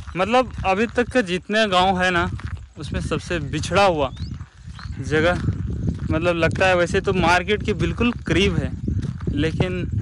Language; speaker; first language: Hindi; native; Hindi